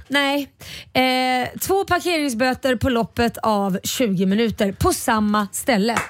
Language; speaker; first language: Swedish; native; Swedish